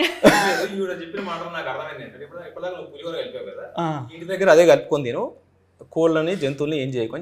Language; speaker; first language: Telugu; native; Telugu